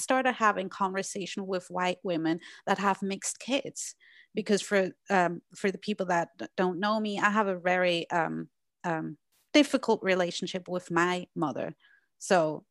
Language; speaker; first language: English; non-native, fluent; German